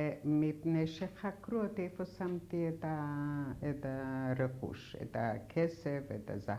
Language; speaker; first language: Hebrew; non-native, fluent; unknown